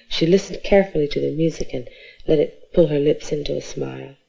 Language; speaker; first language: English; native; English